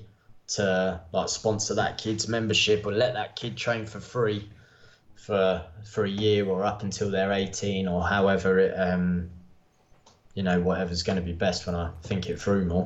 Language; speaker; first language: English; native; English